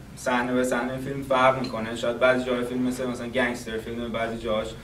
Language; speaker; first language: Persian; native; Persian